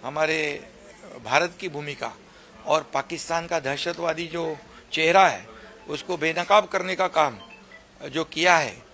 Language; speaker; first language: Hindi; non-native, local second language; Marathi